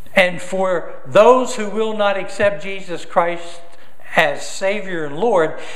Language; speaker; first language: English; native; English